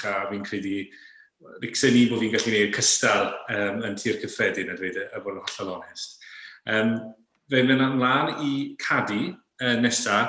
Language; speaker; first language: Welsh; native; Welsh